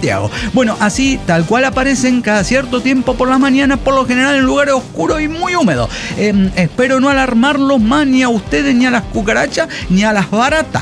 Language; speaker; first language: Spanish; native; Spanish